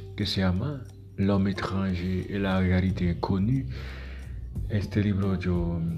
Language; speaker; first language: Spanish; non-native, fluent; Haitian Creole